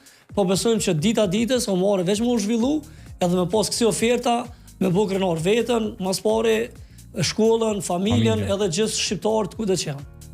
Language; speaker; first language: Albanian; native; Albanian